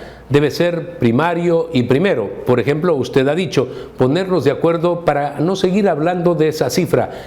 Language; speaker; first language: Spanish; native; Spanish